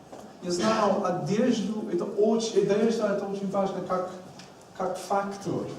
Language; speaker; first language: Russian; non-native, learner; English